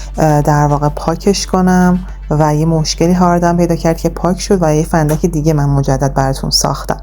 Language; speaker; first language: Persian; native; Persian